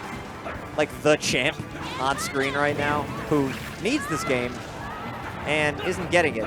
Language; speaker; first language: English; native; English